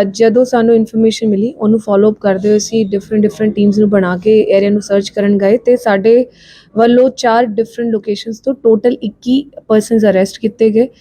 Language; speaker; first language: Punjabi; non-native, local second language; Hindi